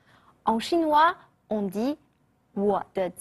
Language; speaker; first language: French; non-native, fluent; Chinese